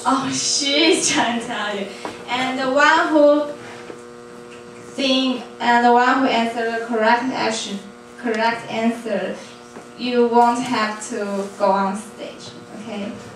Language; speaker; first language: English; non-native, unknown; Chinese